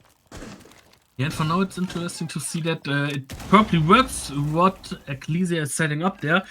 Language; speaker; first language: English; non-native, fluent; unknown